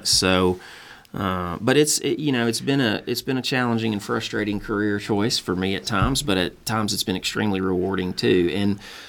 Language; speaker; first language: English; native; English